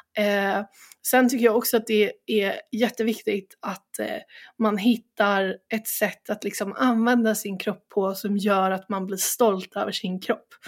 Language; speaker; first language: Swedish; native; Swedish